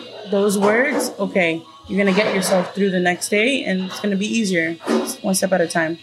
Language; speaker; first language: English; early bilingual, other home language; Spanish